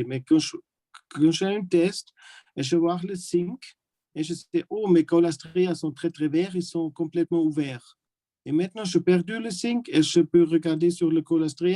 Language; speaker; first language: French; non-native, learner; German